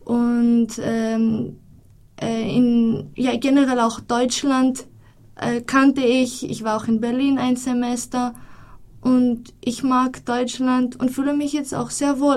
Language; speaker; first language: German; non-native, fluent; Greek